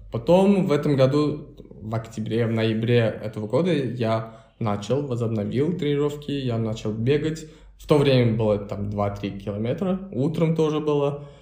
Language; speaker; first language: Russian; non-native, local second language; Uzbek